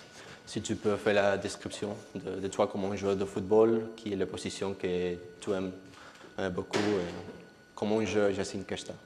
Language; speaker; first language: French; non-native, learner; Spanish